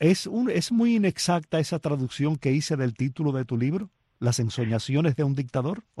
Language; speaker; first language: Spanish; native; Spanish